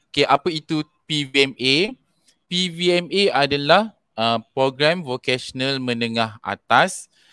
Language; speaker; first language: Malay; native; Malay